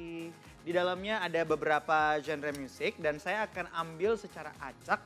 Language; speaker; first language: Indonesian; native; Indonesian